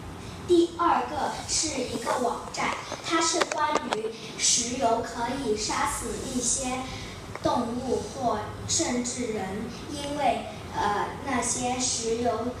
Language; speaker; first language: Chinese; non-native, local second language; Cantonese